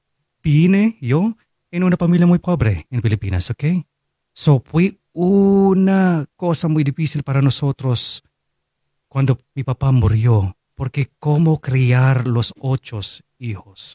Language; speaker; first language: Spanish; non-native, fluent; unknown